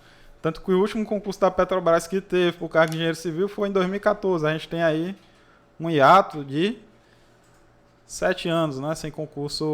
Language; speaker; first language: Portuguese; native; Portuguese